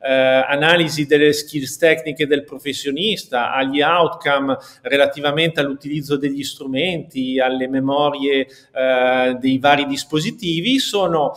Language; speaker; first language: Italian; native; Italian